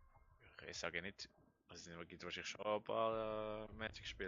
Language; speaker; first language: German; native; German